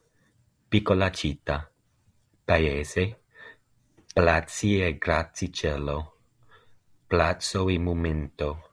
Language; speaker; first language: Italian; non-native, learner; English